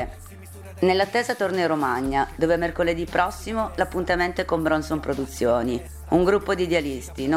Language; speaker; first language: Italian; native; Italian